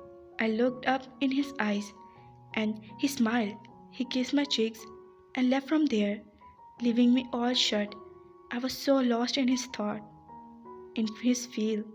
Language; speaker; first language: English; non-native, local second language; Urdu